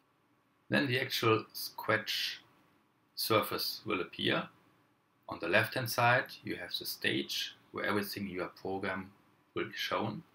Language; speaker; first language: English; non-native, fluent; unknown